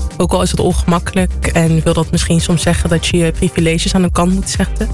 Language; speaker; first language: Dutch; native; Dutch